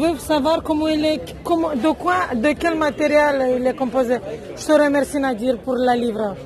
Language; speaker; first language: French; non-native, learner; Romanian